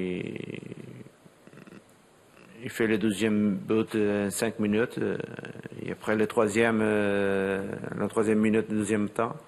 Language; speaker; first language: French; non-native, learner; Portuguese